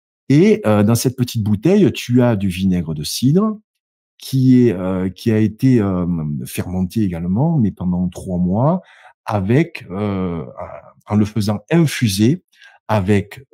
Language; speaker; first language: French; native; French